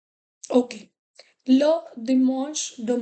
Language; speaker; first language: French; non-native, fluent; Hindi